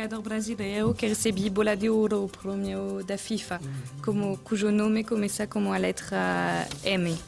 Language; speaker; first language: Portuguese; non-native, learner; French